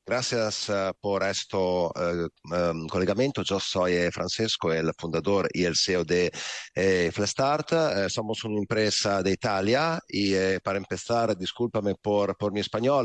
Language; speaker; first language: Spanish; non-native, learner; Italian